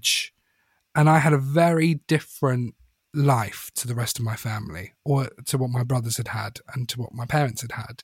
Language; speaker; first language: English; native; English